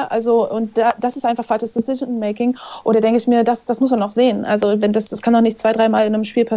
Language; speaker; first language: German; native; German